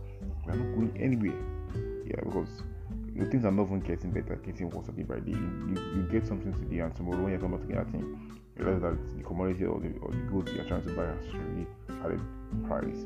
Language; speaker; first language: English; non-native, local second language; Yoruba